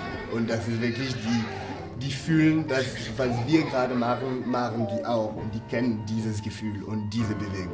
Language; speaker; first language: German; non-native, fluent; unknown